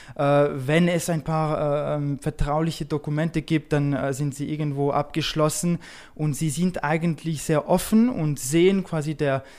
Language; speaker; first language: German; non-native, local second language; French